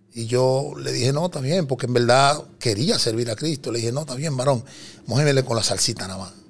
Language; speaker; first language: Spanish; native; Spanish